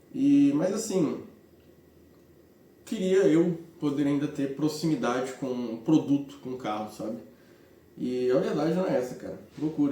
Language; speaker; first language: Portuguese; native; Portuguese